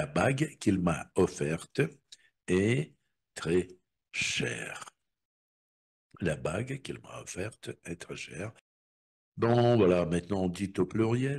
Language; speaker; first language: French; non-native, fluent; Russian